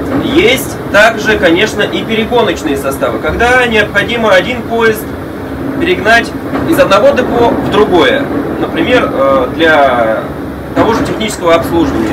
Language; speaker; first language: Russian; native; Russian